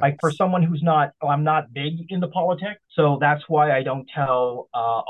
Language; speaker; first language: English; native; English